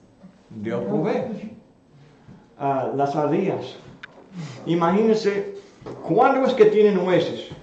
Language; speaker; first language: Spanish; non-native, fluent; English